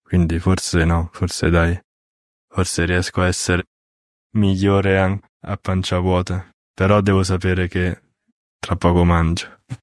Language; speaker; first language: Italian; native; Italian